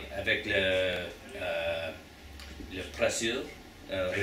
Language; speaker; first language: French; non-native, learner; English